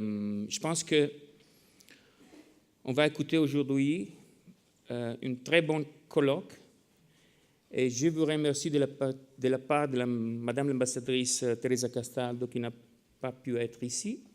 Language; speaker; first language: French; non-native, fluent; Italian